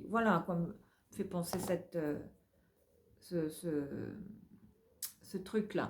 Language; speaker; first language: French; native; French